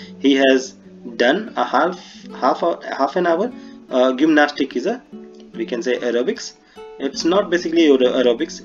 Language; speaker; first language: English; non-native, local second language; Hindi